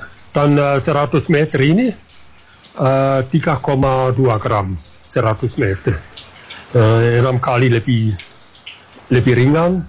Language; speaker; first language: Indonesian; non-native, fluent; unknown